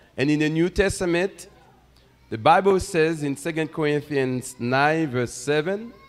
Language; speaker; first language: English; non-native, fluent; Haitian Creole